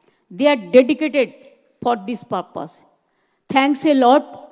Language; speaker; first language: English; non-native, local second language; Bangla